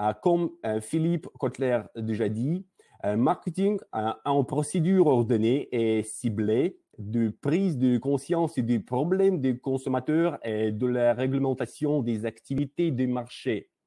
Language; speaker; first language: French; non-native, learner; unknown